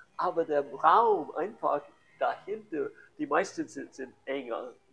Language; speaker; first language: German; non-native, learner; English